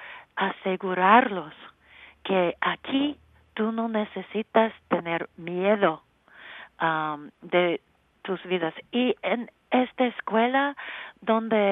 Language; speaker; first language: Spanish; non-native, learner; English